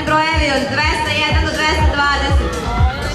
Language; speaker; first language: Serbian; native; Serbian